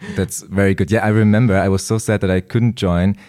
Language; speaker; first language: English; non-native, fluent; German